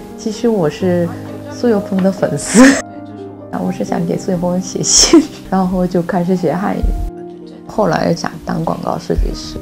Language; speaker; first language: Chinese; non-native, fluent; Korean